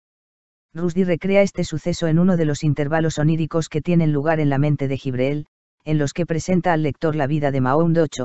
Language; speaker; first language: Spanish; native; Spanish